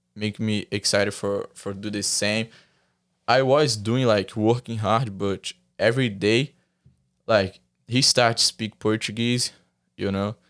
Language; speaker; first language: English; non-native, learner; Portuguese